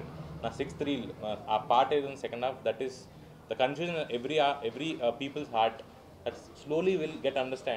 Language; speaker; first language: Telugu; native; Telugu